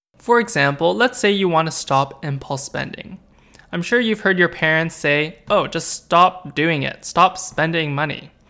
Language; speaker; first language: English; native; English